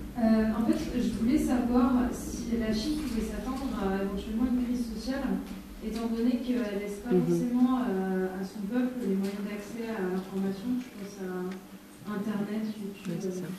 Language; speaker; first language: French; native; French